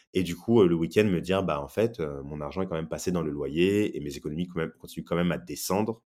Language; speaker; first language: French; native; French